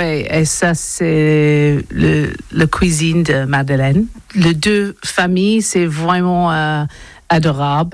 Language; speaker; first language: French; non-native, learner; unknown